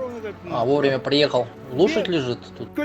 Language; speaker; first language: Russian; native; Russian